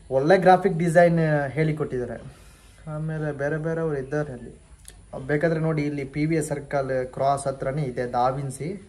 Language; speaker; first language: Kannada; non-native, local second language; Tulu